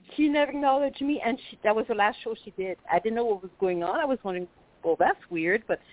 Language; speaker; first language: English; non-native, fluent; French